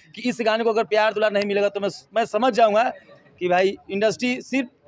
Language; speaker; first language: Hindi; native; Hindi